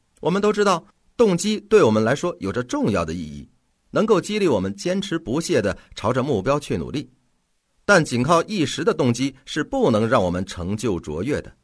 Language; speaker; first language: Chinese; native; Chinese